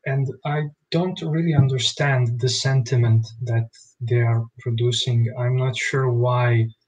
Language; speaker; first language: English; non-native, fluent; Bosnian